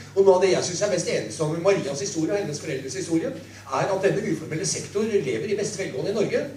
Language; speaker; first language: Norwegian; native; Norwegian